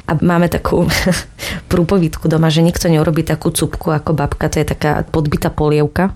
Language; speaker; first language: Slovak; native; Slovak